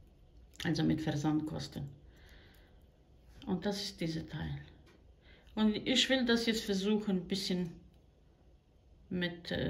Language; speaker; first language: German; non-native, fluent; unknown